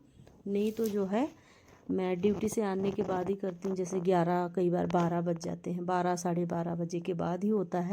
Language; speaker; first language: Hindi; native; Hindi